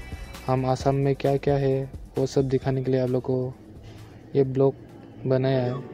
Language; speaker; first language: Hindi; non-native, local second language; Bodo